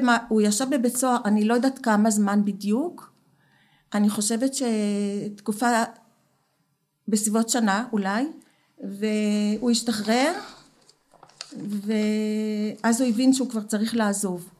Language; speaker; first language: Hebrew; early bilingual, other home language; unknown